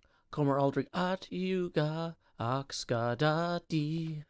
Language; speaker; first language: Swedish; non-native, learner; English